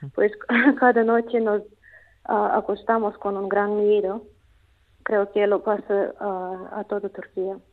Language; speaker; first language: Spanish; non-native, fluent; Russian